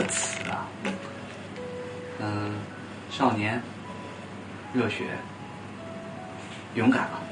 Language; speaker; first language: Chinese; native; Chinese